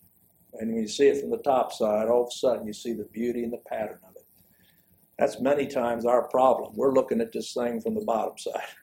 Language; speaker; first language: English; native; English